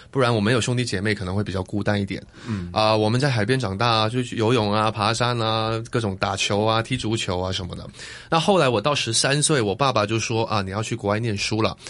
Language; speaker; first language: Chinese; non-native, fluent; Cantonese